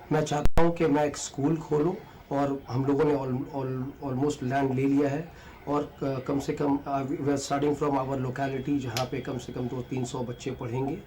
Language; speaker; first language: Hindi; native; Hindi